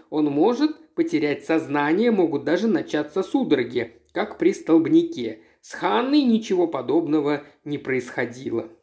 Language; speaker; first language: Russian; native; Russian